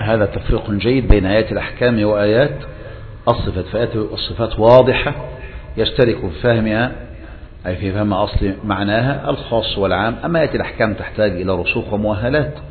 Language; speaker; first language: Arabic; native; Arabic